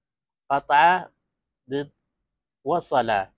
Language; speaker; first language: Arabic; non-native, fluent; Malay